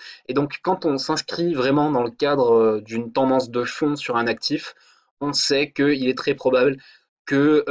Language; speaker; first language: French; native; French